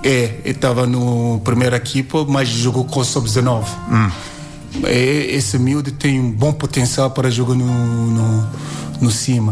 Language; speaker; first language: Portuguese; non-native, learner; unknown